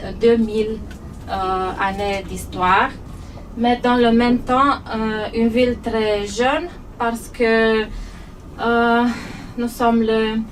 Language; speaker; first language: French; non-native, fluent; Romanian